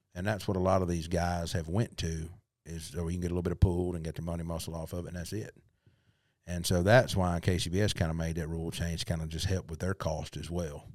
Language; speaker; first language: English; native; English